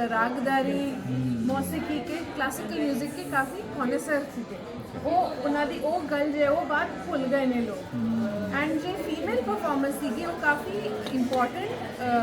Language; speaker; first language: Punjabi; non-native, local second language; Hindi